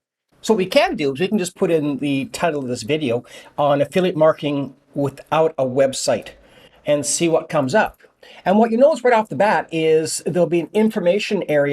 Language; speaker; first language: English; native; English